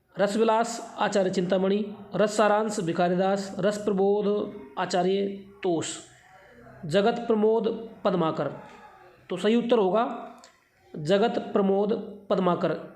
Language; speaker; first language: Hindi; native; Hindi